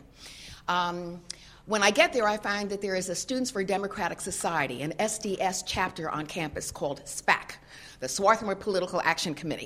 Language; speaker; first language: English; native; English